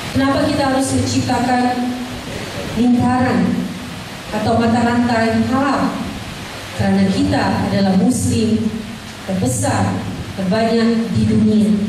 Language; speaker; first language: Indonesian; non-native, fluent; English